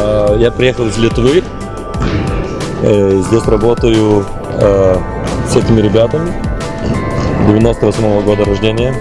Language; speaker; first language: Russian; non-native, local second language; Lithuanian